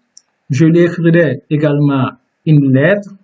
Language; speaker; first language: French; non-native, fluent; Turkish